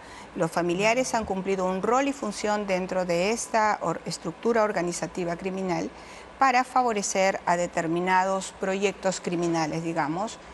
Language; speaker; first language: Spanish; native; Spanish